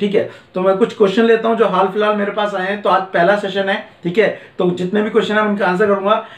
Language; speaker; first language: Hindi; native; Hindi